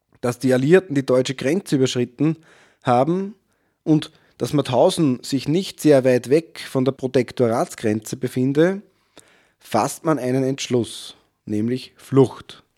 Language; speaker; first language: German; native; German